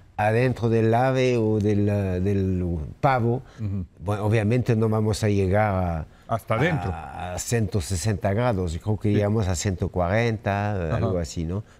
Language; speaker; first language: Spanish; non-native, fluent; French